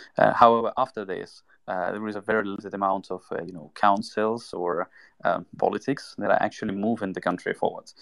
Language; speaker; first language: English; non-native, fluent; Russian